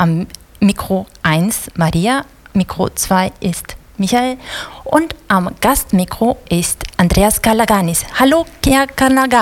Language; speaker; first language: German; native; German